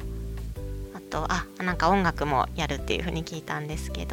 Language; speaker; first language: Japanese; native; Japanese